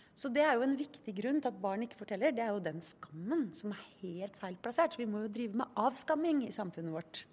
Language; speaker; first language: Norwegian; native; Norwegian